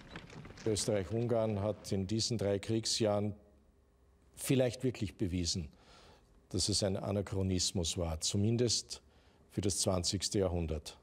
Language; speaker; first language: German; native; German